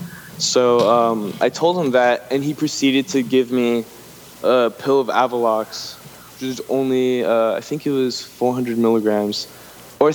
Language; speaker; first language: English; native; English